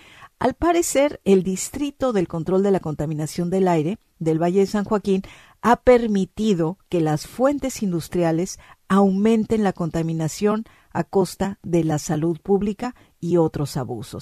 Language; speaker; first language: Spanish; native; Spanish